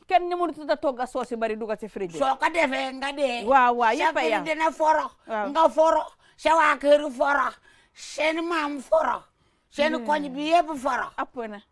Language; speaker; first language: Wolof; native; Wolof